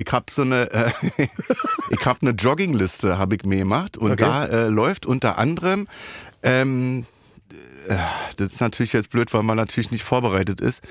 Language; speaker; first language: German; native; German